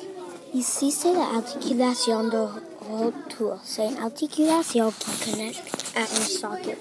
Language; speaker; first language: French; non-native, learner; English